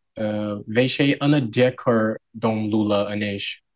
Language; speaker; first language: Irish; non-native, learner; Portuguese